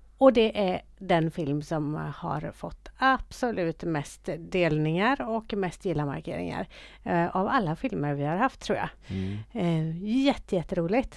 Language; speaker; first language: Swedish; native; Swedish